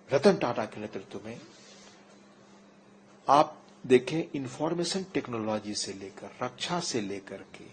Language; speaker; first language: Hindi; native; Hindi